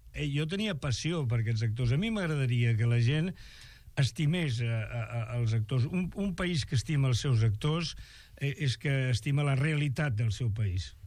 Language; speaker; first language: Catalan; non-native, local second language; Spanish